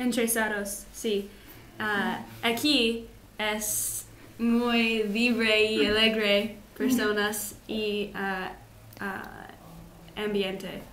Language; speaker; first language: Spanish; non-native, learner; English